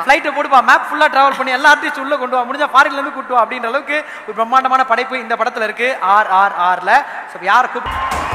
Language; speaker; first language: Tamil; native; Tamil